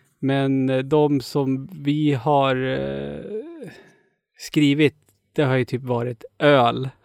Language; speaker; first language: Swedish; native; Swedish